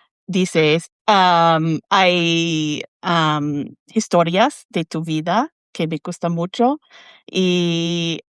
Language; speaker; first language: Spanish; non-native, learner; English